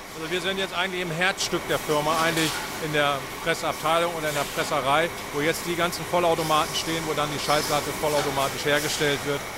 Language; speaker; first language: German; native; German